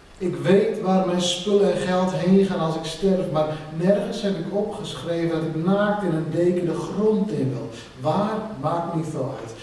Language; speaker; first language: Dutch; non-native, local second language; Western Frisian